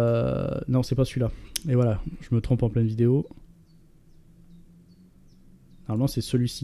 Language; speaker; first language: French; native; French